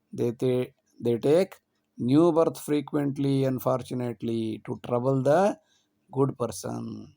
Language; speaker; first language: English; non-native, local second language; Kannada